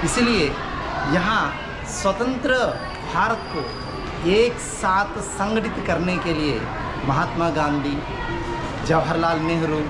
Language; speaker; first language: Hindi; non-native, local second language; Telugu